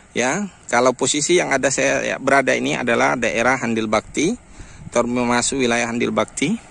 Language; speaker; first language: Indonesian; native; Indonesian